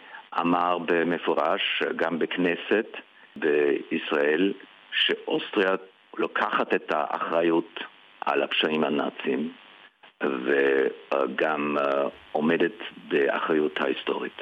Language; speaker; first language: Hebrew; early bilingual, heritage; Hebrew